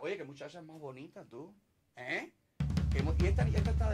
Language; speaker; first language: Spanish; native; Spanish